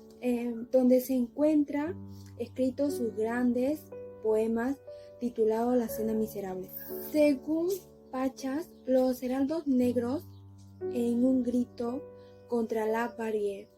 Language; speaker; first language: Spanish; native; Spanish